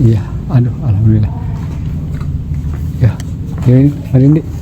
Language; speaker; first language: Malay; non-native, local second language; Sundanese